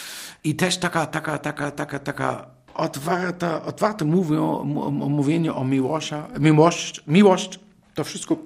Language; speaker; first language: Polish; non-native, fluent; German